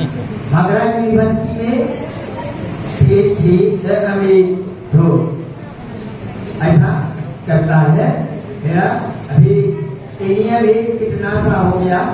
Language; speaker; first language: Hindi; non-native, learner; Burmese